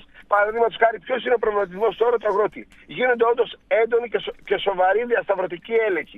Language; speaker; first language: Greek; native; Greek